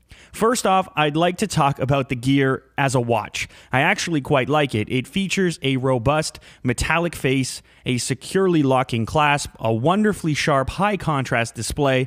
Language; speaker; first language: English; native; English